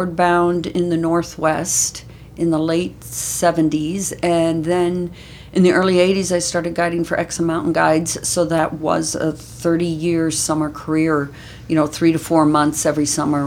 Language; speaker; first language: English; native; English